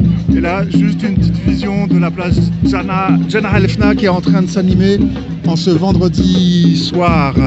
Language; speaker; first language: French; native; French